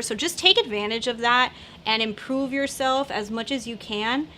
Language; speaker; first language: English; native; English